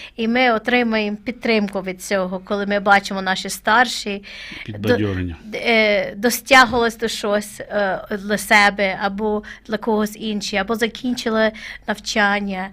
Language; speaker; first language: Ukrainian; non-native, learner; English